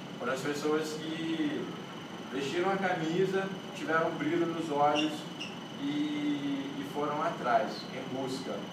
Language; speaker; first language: Portuguese; non-native, local second language; Kabuverdianu